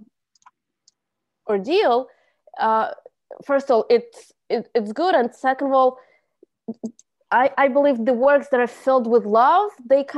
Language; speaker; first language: English; non-native, fluent; Russian